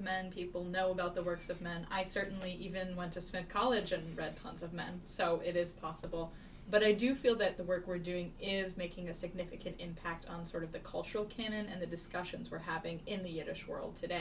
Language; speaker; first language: English; native; English